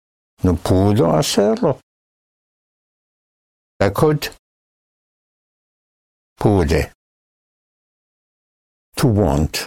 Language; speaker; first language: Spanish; non-native, fluent; English